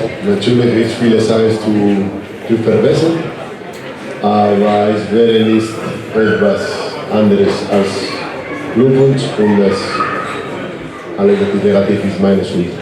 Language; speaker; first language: German; non-native, learner; Spanish